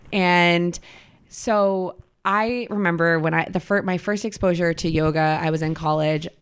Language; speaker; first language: English; native; English